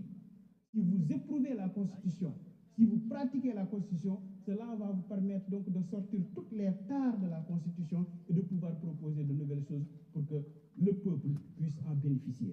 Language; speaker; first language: French; non-native, local second language; Wolof